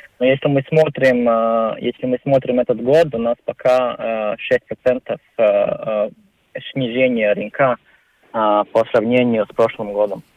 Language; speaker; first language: Russian; non-native, local second language; Latvian